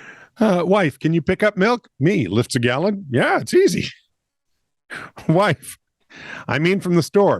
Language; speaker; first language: English; native; English